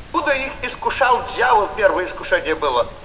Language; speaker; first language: Polish; non-native, learner; Russian